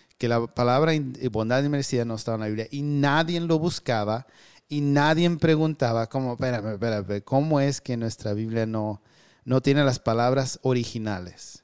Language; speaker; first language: Spanish; early bilingual, heritage; Spanish